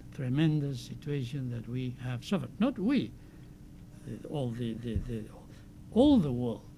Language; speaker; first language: English; non-native, fluent; Spanish